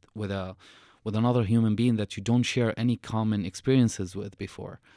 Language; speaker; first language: English; non-native, fluent; Arabic